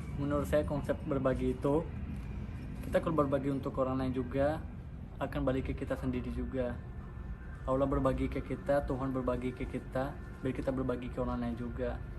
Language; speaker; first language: Indonesian; non-native, fluent; Urdu